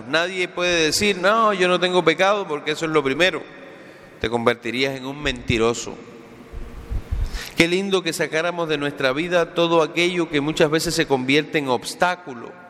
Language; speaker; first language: Spanish; native; Spanish